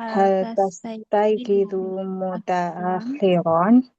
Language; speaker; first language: Arabic; non-native, learner; Indonesian